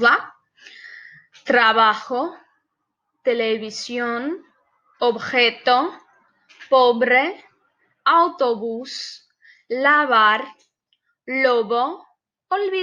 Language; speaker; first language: Spanish; non-native, fluent; Portuguese